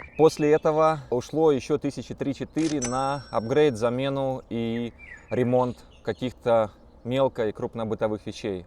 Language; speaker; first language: Russian; native; Russian